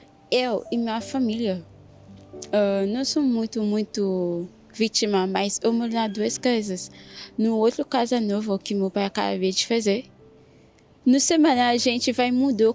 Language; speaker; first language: Portuguese; non-native, learner; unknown